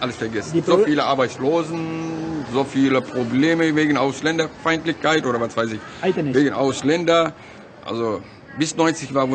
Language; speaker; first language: German; non-native, learner; Turkish